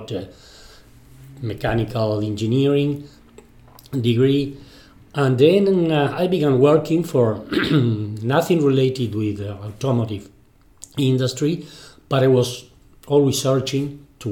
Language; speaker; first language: English; non-native, fluent; Spanish